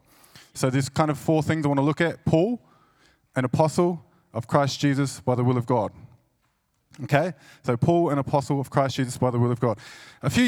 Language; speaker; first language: English; native; English